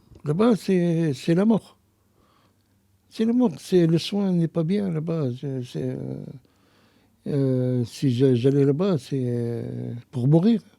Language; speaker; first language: French; non-native, learner; Arabic